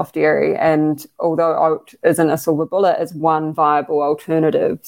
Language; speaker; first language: English; native; English